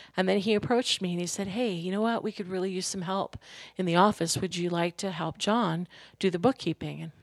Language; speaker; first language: English; native; English